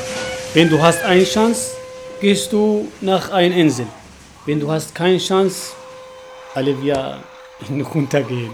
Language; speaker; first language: German; non-native, learner; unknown